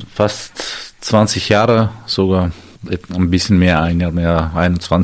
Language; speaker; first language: German; non-native, fluent; Armenian